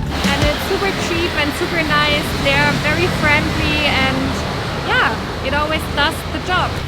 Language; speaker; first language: English; non-native, fluent; German